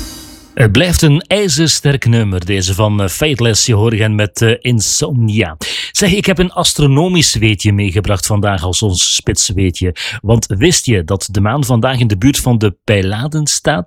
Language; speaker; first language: Dutch; native; Dutch